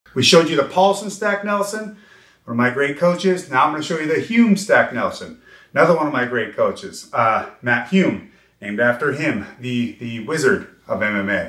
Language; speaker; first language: English; native; English